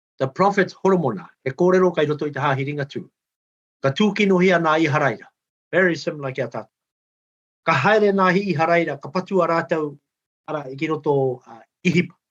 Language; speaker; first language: Māori; native; Māori